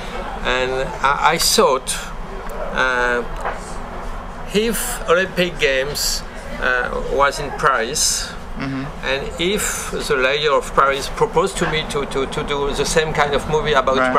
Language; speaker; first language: English; non-native, learner; French